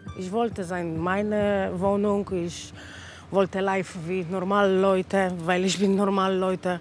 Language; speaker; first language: German; non-native, learner; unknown